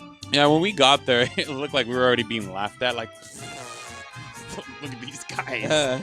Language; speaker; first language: English; native; English